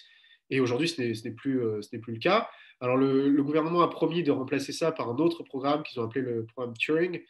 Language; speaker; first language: French; native; French